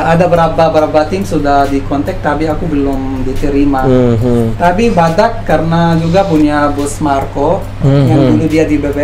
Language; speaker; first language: Indonesian; non-native, fluent; Arabic